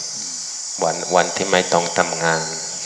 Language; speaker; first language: Thai; non-native, fluent; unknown